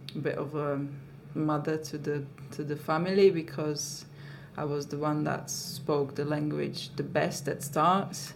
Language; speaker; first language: English; non-native, fluent; Slovak